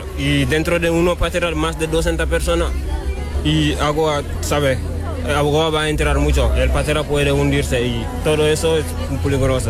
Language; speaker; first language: Spanish; non-native, learner; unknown